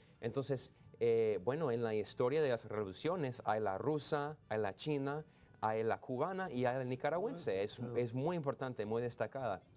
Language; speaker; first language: Spanish; non-native, fluent; English